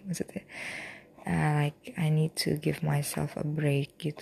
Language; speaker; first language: English; non-native, fluent; Indonesian